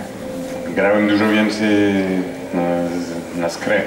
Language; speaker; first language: Polish; non-native, fluent; French